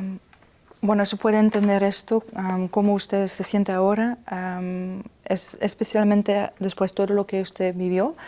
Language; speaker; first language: Spanish; non-native, fluent; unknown